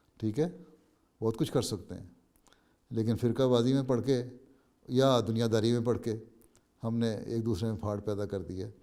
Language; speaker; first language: Urdu; native; Urdu